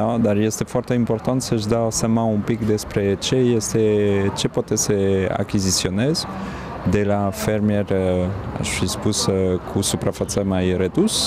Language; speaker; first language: Romanian; non-native, fluent; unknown